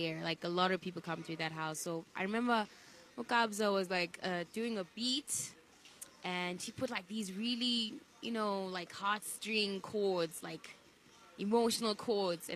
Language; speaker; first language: English; non-native, local second language; Shona